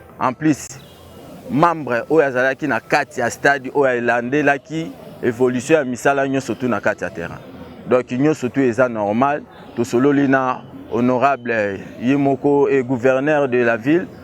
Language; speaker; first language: Lingala; native; Lingala